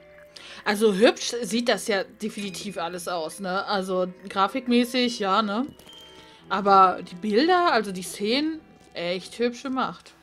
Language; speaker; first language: German; native; German